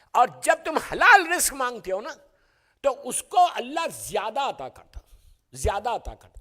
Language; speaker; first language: Urdu; native; Urdu